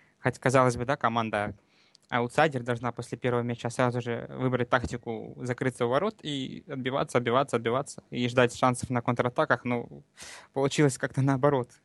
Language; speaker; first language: Russian; native; Russian